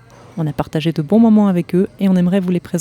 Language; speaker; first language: French; native; French